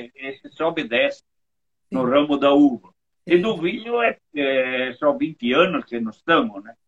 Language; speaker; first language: Portuguese; native; Portuguese